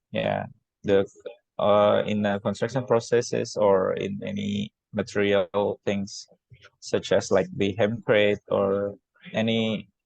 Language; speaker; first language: English; non-native, learner; Indonesian